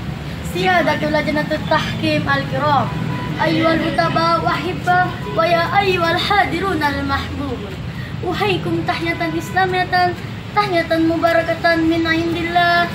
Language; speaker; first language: Arabic; non-native, learner; Indonesian